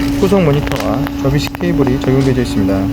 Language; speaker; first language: Korean; native; Korean